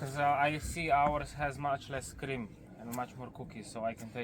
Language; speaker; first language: English; non-native, fluent; Slovenian